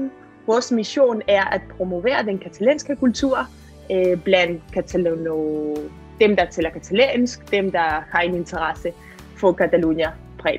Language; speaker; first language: Danish; non-native, fluent; Catalan